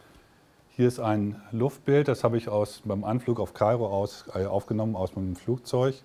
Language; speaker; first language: German; native; German